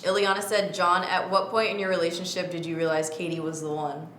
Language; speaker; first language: English; native; English